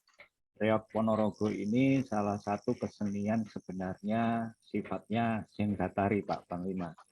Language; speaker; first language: Indonesian; native; Indonesian